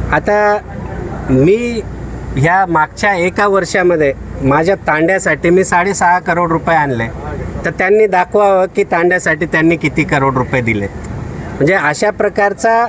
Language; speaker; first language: Marathi; non-native, local second language; Lambadi